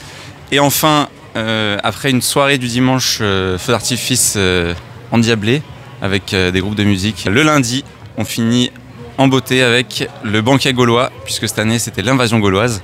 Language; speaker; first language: French; native; French